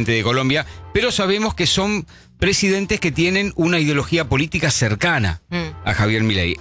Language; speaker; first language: Spanish; native; Spanish